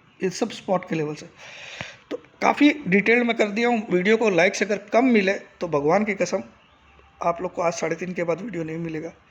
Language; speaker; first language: Hindi; native; Hindi